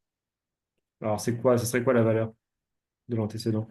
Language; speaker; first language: French; native; French